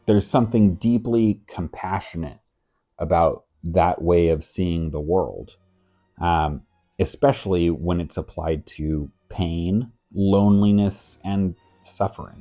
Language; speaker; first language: English; native; English